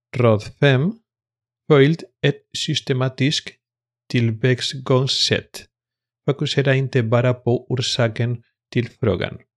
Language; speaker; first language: Swedish; non-native, fluent; Spanish